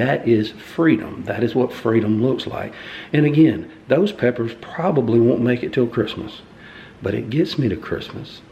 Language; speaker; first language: English; native; English